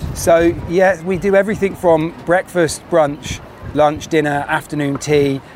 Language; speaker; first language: English; native; English